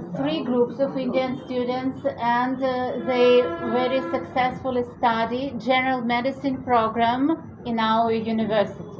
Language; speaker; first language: English; non-native, fluent; Russian